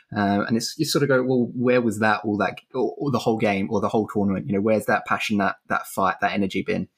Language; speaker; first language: English; native; English